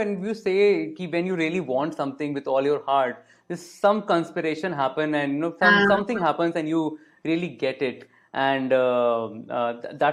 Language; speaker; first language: English; non-native, local second language; Hindi